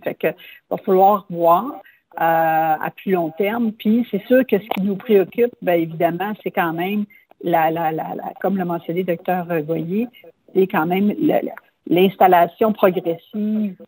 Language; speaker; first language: French; native; French